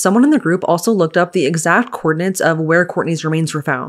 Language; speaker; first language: English; native; English